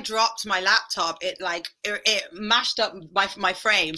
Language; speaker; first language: English; native; English